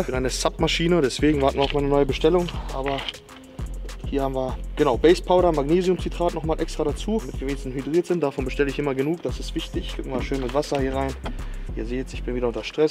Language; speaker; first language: German; native; German